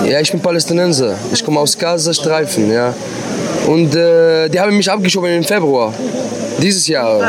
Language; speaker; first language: German; non-native, fluent; Arabic